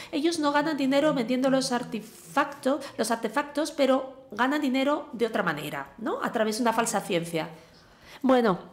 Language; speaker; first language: Spanish; non-native, fluent; English